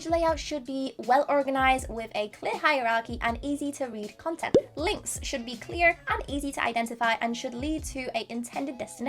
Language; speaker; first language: English; non-native, fluent; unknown